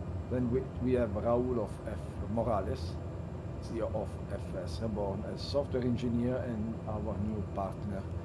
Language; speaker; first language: English; non-native, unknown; Italian